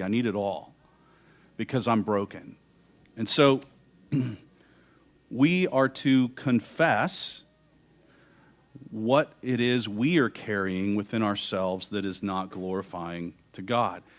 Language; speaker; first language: English; native; English